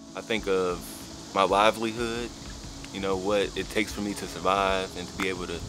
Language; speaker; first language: English; native; English